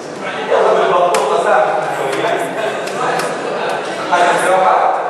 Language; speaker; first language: Arabic; native; Arabic